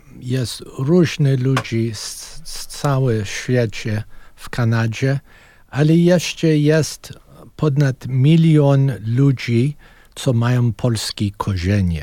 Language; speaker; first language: Polish; early bilingual, heritage; Polish